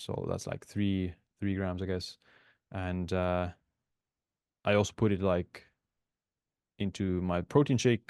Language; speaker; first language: English; non-native, fluent; Estonian